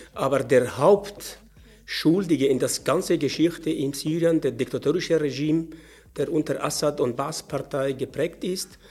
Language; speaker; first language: German; non-native, fluent; Arabic